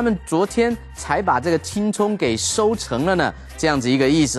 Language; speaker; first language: Chinese; native; Chinese